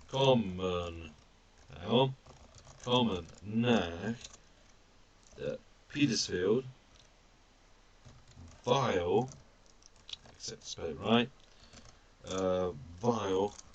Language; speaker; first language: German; non-native, fluent; English